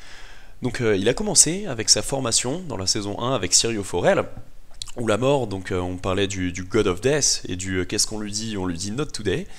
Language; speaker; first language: French; native; French